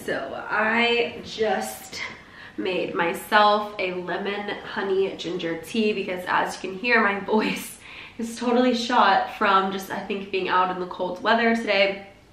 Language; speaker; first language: English; native; English